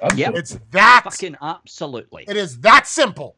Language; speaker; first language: English; native; English